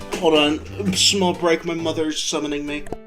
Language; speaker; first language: English; native; English